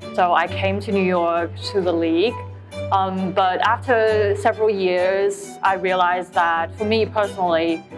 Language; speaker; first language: English; non-native, fluent; Chinese